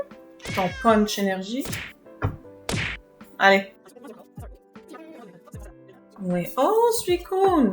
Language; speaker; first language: French; native; French